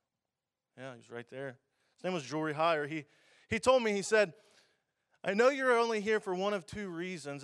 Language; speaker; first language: English; native; English